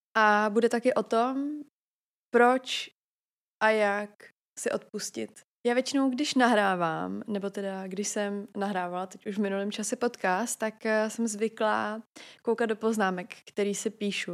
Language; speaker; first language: Czech; native; Czech